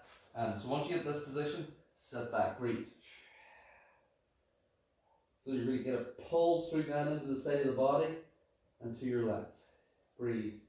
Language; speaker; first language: English; native; English